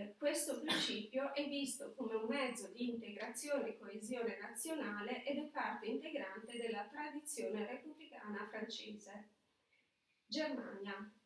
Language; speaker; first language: Italian; non-native, fluent; Albanian